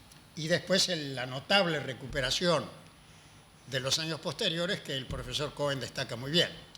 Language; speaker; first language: Spanish; native; Spanish